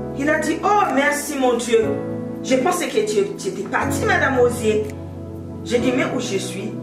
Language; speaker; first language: French; non-native, local second language; Haitian Creole